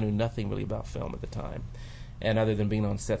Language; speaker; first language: English; native; English